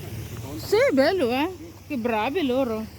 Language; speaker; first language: Italian; non-native, learner; Filipino